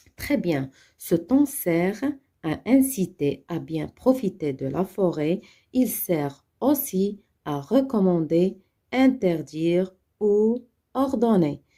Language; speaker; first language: French; non-native, local second language; Arabic